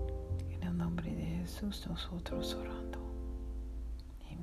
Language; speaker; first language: Spanish; non-native, learner; English